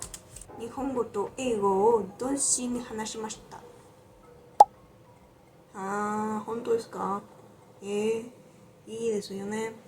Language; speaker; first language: Japanese; non-native, learner; Spanish